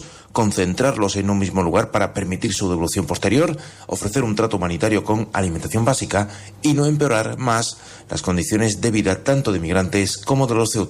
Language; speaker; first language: Spanish; native; Spanish